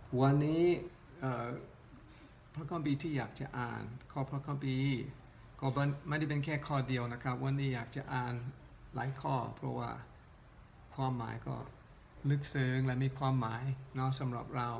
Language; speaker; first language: Thai; non-native, local second language; Northeastern Thai